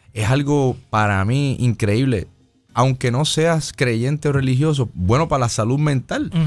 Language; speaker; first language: Spanish; native; Spanish